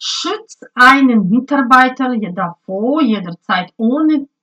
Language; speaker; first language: German; non-native, learner; Ukrainian